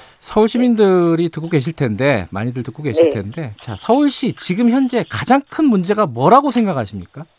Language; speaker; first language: Korean; native; Korean